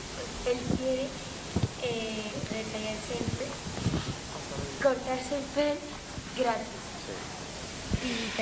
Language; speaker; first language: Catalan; non-native, local second language; Spanish